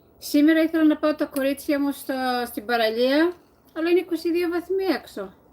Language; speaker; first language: Greek; early bilingual, heritage; Greek